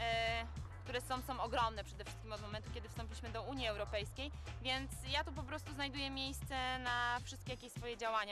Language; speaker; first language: Polish; native; Polish